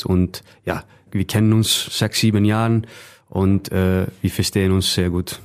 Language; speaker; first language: German; non-native, fluent; Icelandic